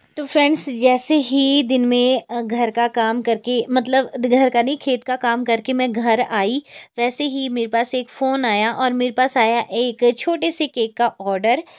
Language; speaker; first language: Hindi; native; Hindi